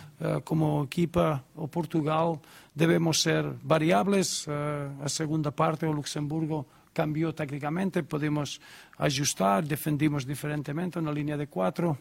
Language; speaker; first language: Portuguese; non-native, learner; Spanish